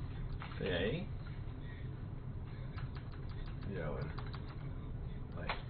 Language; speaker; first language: Spanish; native; Spanish